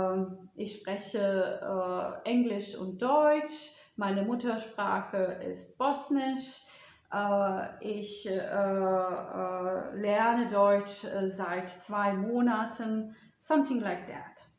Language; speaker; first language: German; non-native, fluent; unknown